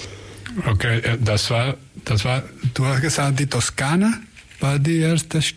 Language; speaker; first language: German; non-native, learner; Spanish